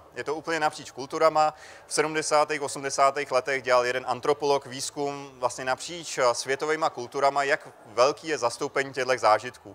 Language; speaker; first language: Czech; native; Czech